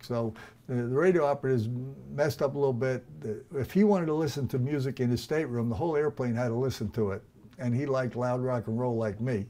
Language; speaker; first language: English; native; English